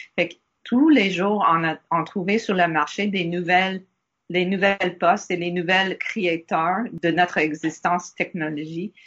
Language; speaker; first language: French; non-native, learner; English